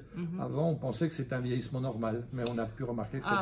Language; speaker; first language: French; native; French